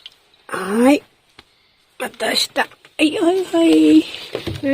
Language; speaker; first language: Japanese; native; Japanese